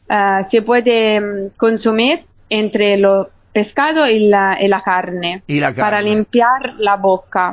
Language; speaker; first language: Spanish; non-native, fluent; Italian